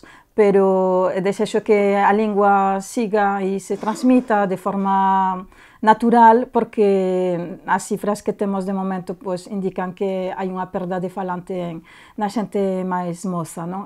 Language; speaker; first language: Galician; non-native, fluent; French